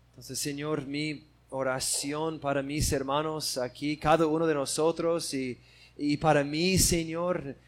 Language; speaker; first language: Spanish; non-native, fluent; English